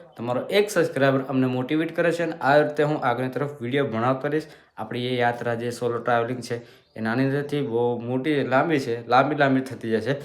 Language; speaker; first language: Gujarati; non-native, local second language; Rathawi